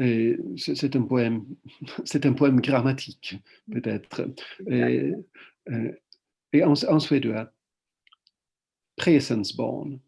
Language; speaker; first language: French; non-native, fluent; Swedish